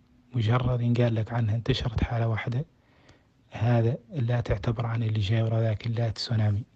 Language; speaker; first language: Arabic; native; Arabic